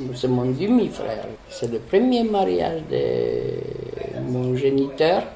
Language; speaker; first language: French; non-native, fluent; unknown